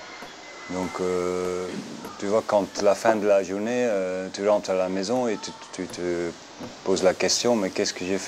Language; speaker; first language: French; non-native, local second language; Dutch